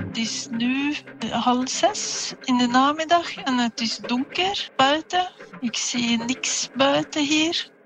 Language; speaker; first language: Dutch; non-native, fluent; Norwegian